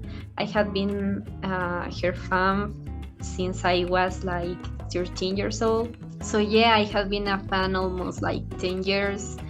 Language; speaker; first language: English; non-native, fluent; Spanish